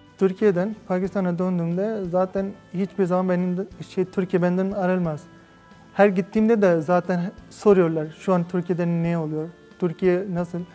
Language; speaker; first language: Turkish; non-native, learner; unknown